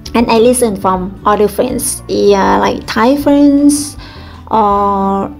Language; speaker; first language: English; non-native, learner; Thai